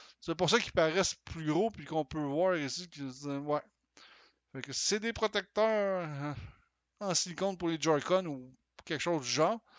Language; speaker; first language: French; native; French